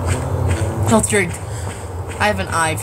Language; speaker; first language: English; native; English